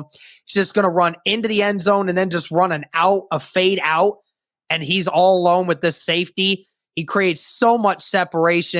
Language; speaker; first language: English; native; English